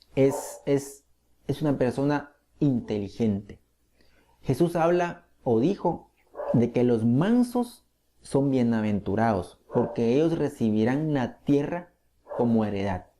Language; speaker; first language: Spanish; native; Spanish